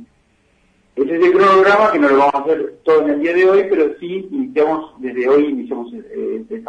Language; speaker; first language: Spanish; native; Spanish